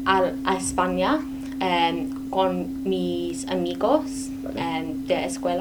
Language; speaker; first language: Spanish; non-native, learner; English